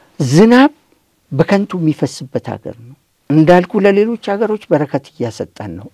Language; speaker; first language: Amharic; native; Amharic